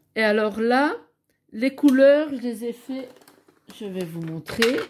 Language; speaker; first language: French; native; French